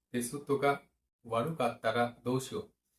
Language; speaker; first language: Japanese; non-native, learner; Bangla